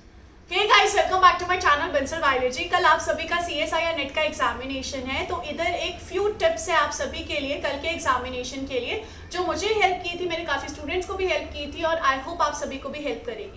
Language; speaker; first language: Hindi; native; Hindi